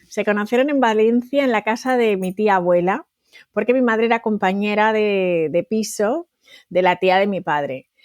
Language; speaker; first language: Spanish; native; Spanish